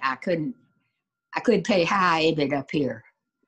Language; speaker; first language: English; native; English